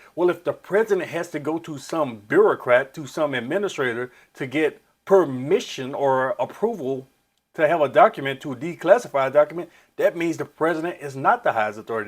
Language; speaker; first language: English; native; English